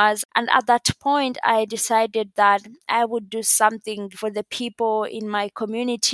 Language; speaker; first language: English; non-native, local second language; Ganda